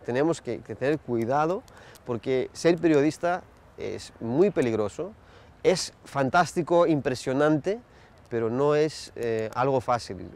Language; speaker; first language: Spanish; non-native, fluent; Greek